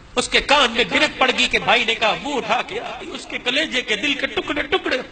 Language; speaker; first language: Urdu; non-native, local second language; Punjabi